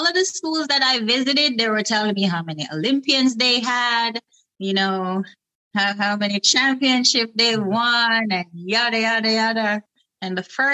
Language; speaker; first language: English; non-native, local second language; Jamaican Creole English